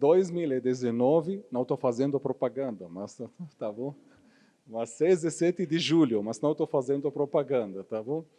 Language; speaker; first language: Portuguese; non-native, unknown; Arabic